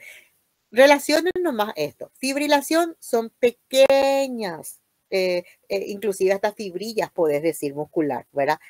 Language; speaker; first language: Spanish; native; Spanish